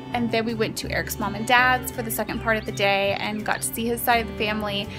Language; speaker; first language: English; native; English